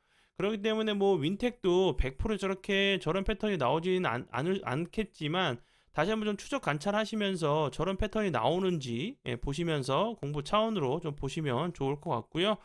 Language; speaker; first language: Korean; native; Korean